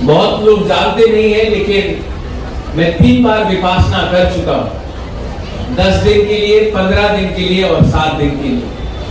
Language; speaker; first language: Hindi; non-native, local second language; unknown